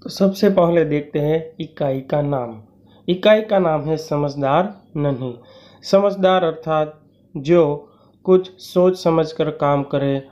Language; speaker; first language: Hindi; non-native, local second language; Gujarati